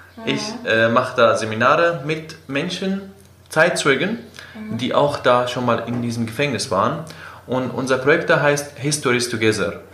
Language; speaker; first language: German; non-native, fluent; Kurdish